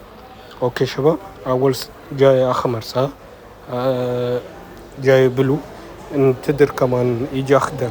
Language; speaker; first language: Arabic; non-native, learner; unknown